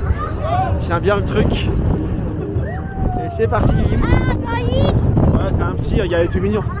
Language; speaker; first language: French; native; French